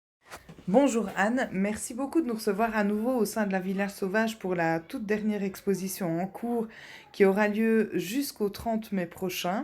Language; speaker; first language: French; native; French